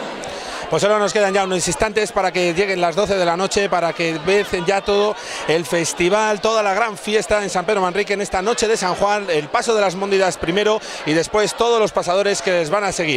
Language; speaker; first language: Spanish; native; Spanish